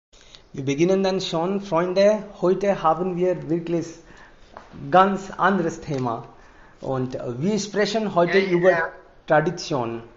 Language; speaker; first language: German; non-native, fluent; Marwari